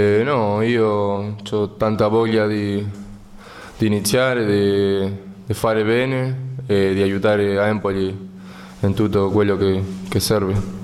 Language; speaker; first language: Italian; non-native, learner; Spanish